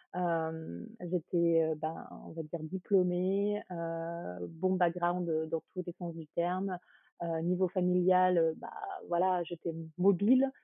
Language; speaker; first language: French; early bilingual, other home language; Ukrainian